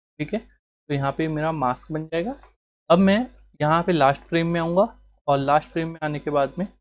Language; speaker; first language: Hindi; native; Hindi